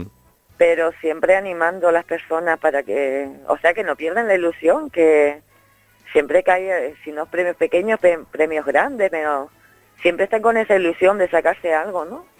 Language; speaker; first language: Spanish; native; Spanish